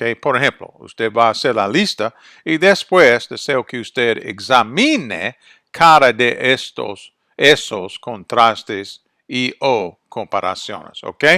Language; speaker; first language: Spanish; non-native, fluent; English